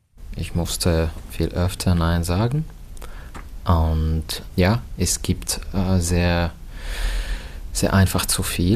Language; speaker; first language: German; non-native, fluent; Finnish